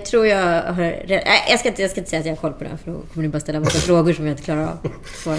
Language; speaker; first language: Swedish; native; Swedish